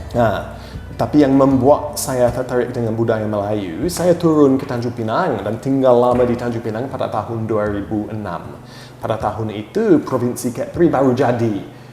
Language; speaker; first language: Indonesian; non-native, fluent; English